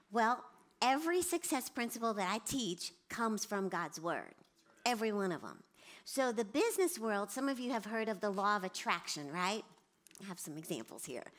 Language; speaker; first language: English; native; English